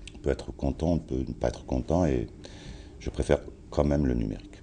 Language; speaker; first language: French; non-native, local second language; Arabic